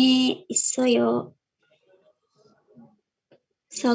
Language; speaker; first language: Korean; non-native, learner; Indonesian